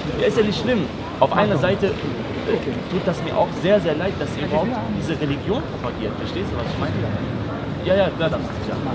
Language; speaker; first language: German; non-native, fluent; Persian